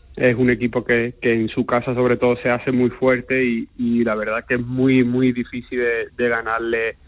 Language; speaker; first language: Spanish; native; Spanish